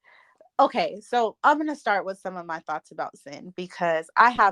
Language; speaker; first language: English; native; English